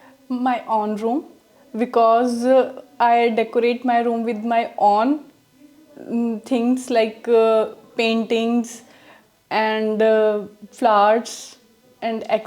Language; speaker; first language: English; non-native, learner; Punjabi